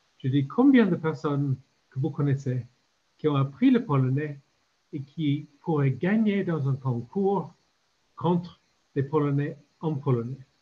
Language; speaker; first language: French; non-native, fluent; English